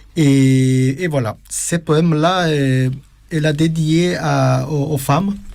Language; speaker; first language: French; non-native, fluent; Spanish